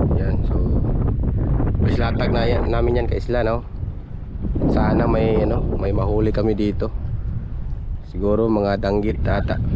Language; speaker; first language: Filipino; non-native, local second language; Cebuano